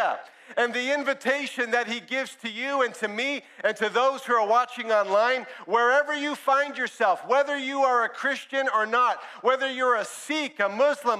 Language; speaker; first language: English; native; English